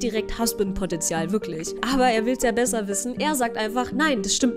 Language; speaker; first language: German; native; German